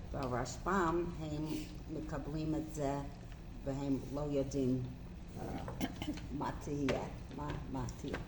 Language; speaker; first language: Hebrew; non-native, learner; English